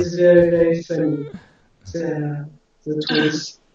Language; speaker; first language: English; non-native, learner; French